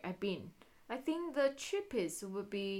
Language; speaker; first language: English; non-native, fluent; Chinese